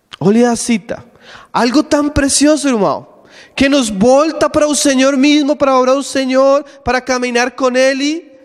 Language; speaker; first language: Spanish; non-native, learner; Portuguese